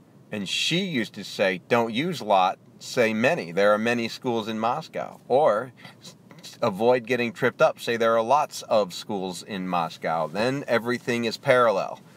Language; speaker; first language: English; native; English